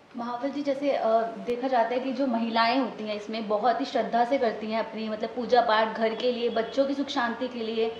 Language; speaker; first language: Hindi; native; Hindi